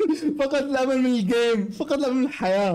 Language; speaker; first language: Arabic; native; Arabic